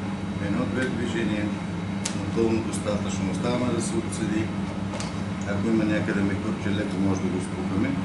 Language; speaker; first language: Bulgarian; native; Bulgarian